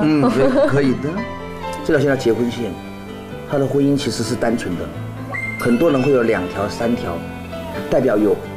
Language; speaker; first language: Chinese; native; Chinese